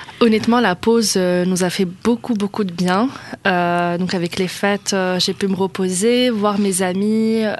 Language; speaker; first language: French; non-native, local second language; Arabic